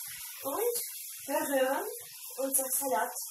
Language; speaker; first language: German; non-native, learner; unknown